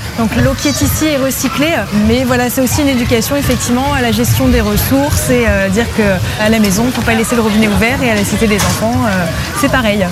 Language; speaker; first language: French; native; French